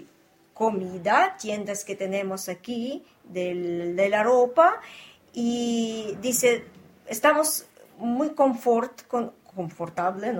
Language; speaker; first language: Spanish; non-native, learner; Ukrainian